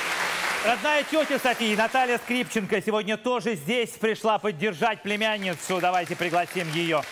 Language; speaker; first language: Russian; native; Russian